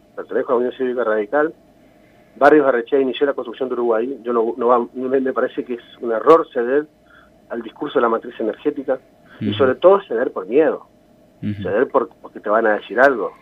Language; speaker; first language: Spanish; native; Spanish